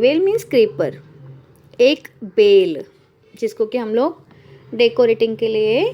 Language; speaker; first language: Hindi; non-native, local second language; Marathi